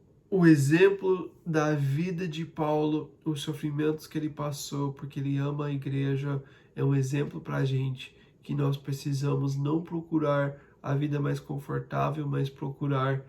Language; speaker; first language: Portuguese; non-native, fluent; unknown